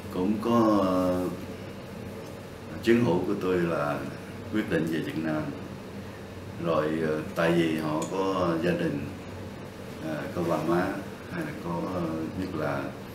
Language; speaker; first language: Vietnamese; non-native, local second language; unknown